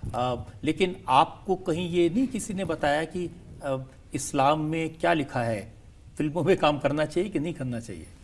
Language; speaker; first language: Hindi; native; Hindi